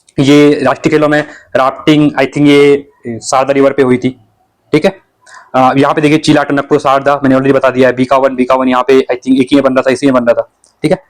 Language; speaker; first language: Hindi; native; Hindi